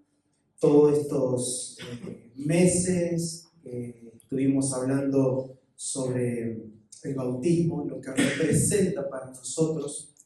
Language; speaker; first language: Spanish; native; Spanish